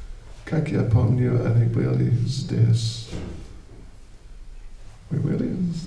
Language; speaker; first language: Russian; non-native, learner; English